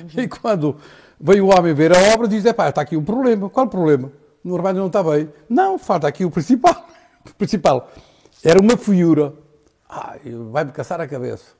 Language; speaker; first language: Portuguese; native; Portuguese